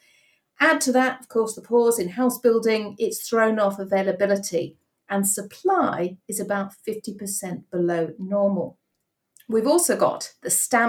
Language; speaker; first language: English; native; English